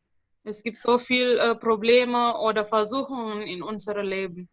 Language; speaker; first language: German; non-native, fluent; Indonesian